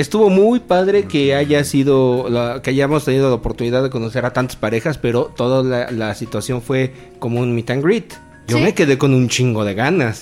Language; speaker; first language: Spanish; native; Spanish